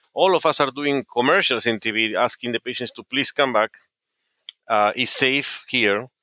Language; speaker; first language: English; non-native, fluent; Spanish